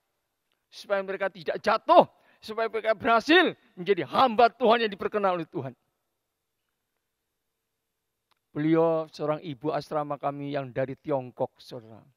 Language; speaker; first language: Indonesian; native; Indonesian